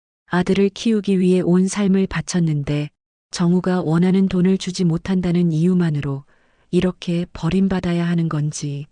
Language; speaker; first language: Korean; native; Korean